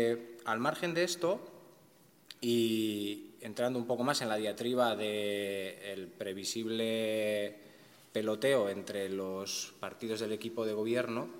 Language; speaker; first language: Spanish; native; Spanish